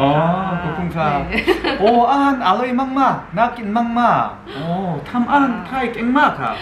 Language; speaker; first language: Thai; non-native, learner; Korean